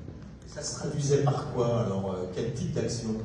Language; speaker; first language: French; native; French